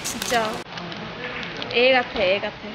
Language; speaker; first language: Korean; non-native, learner; Cantonese